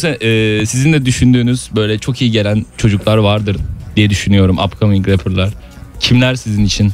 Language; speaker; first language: Turkish; native; Turkish